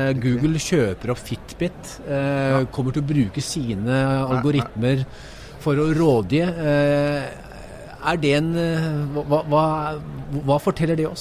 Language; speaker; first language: Norwegian; native; Norwegian